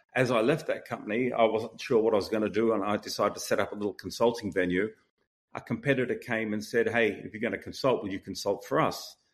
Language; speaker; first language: English; native; English